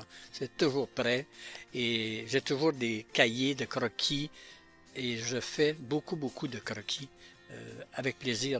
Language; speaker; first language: French; native; French